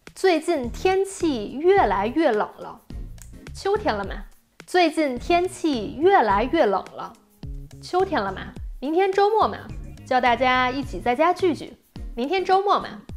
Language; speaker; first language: Chinese; native; Chinese